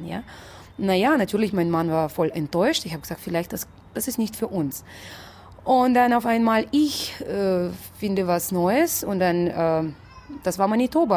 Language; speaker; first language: German; non-native, fluent; Russian